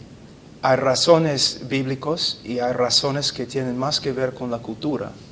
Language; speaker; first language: Spanish; non-native, fluent; English